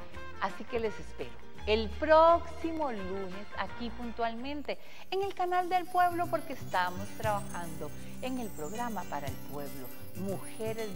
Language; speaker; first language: Spanish; native; Spanish